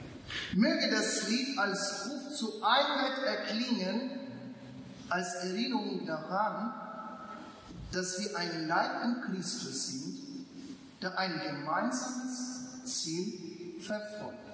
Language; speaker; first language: German; non-native, fluent; Ukrainian